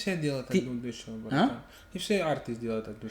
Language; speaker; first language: Russian; non-native, learner; English